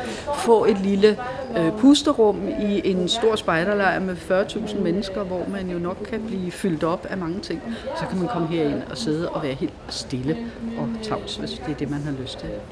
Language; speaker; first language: Danish; native; Danish